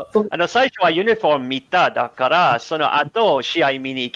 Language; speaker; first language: Japanese; non-native, learner; English